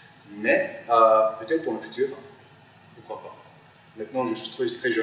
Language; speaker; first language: French; non-native, fluent; Turkish